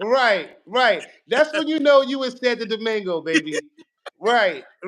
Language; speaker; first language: English; native; English